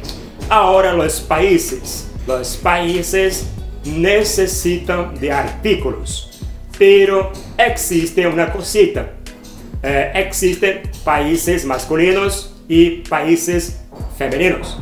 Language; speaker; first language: Spanish; non-native, fluent; Portuguese